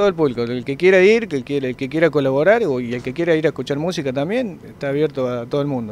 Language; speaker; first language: Spanish; native; Spanish